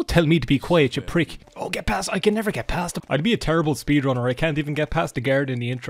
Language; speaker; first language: English; native; English